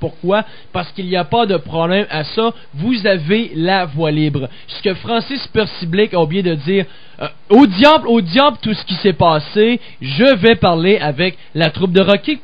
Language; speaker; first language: French; native; French